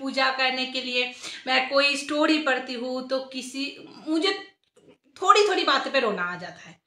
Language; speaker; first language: Hindi; non-native, local second language; Bangla